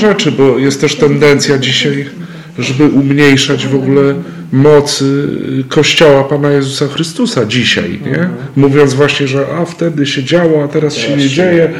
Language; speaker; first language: Polish; native; Polish